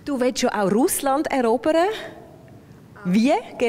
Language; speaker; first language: German; native; German